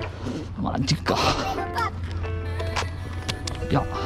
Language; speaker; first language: Japanese; non-native, learner; Filipino